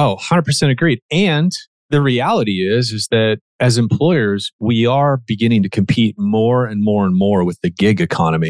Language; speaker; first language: English; native; English